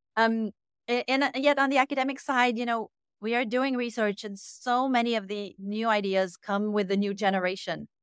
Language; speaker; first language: English; native; English